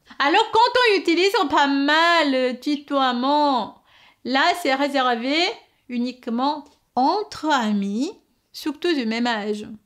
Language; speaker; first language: French; non-native, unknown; Korean